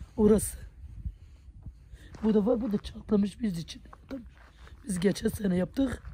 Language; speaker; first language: Turkish; non-native, local second language; Kurdish